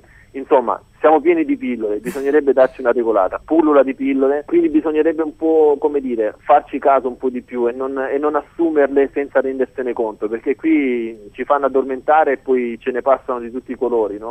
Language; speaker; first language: Italian; native; Italian